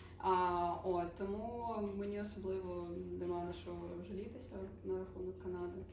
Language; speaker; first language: Ukrainian; native; Ukrainian